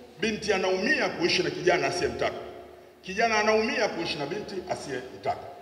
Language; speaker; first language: Swahili; native; Swahili